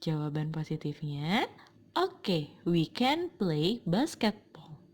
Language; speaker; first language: English; non-native, fluent; Indonesian